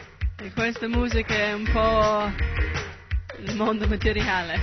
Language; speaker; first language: Italian; non-native, learner; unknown